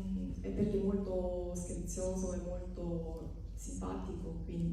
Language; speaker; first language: Italian; non-native, fluent; Korean